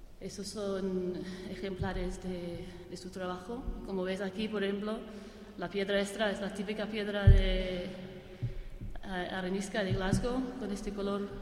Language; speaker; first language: Spanish; non-native, fluent; English